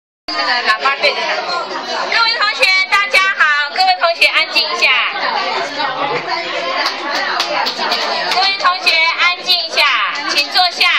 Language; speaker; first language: Chinese; native; Chinese